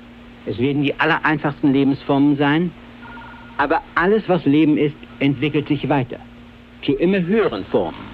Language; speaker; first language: German; native; German